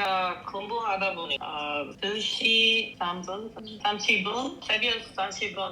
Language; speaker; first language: Korean; non-native, learner; English